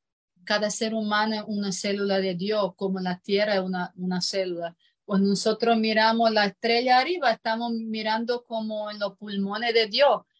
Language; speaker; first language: Spanish; non-native, fluent; Croatian